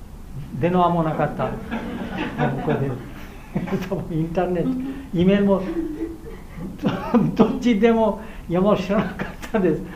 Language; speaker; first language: Japanese; non-native, learner; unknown